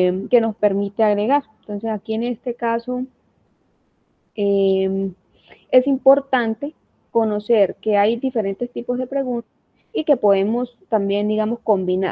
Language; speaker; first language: Spanish; native; Spanish